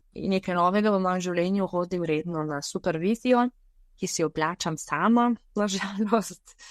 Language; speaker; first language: Slovenian; non-native, fluent; Bulgarian